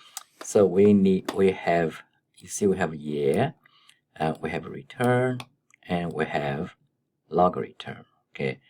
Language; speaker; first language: English; non-native, fluent; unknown